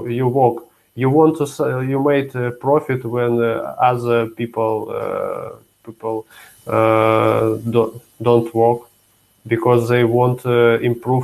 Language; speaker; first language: English; non-native, learner; Russian